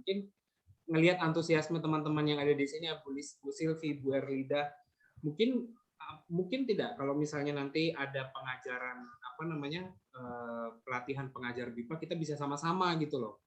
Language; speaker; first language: Indonesian; native; Indonesian